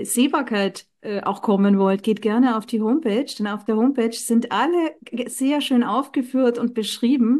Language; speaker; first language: German; native; German